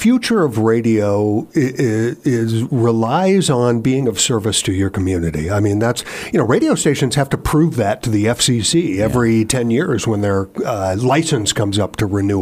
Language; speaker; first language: English; native; English